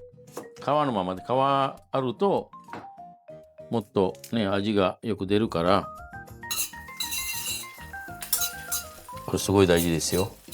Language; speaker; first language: Japanese; non-native, fluent; Italian